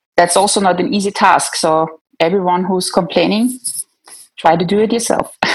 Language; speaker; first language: English; non-native, fluent; German